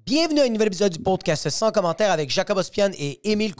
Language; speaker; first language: French; native; French